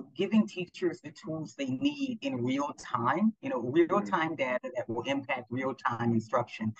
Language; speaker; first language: English; native; English